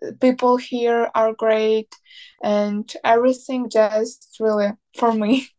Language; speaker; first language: English; non-native, learner; Ukrainian